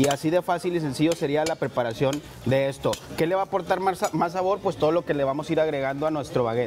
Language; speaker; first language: Spanish; native; Spanish